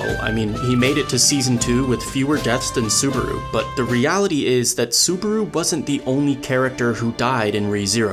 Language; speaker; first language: English; native; English